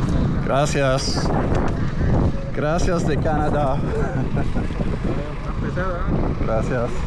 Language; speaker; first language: Spanish; non-native, learner; English